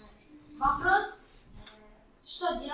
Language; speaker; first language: Russian; non-native, local second language; Kazakh